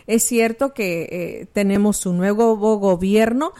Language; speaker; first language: Spanish; native; Spanish